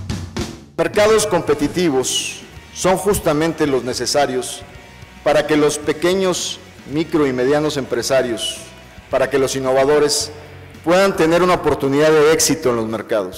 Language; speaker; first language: Spanish; native; Spanish